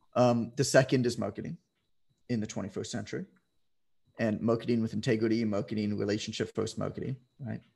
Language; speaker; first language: English; native; English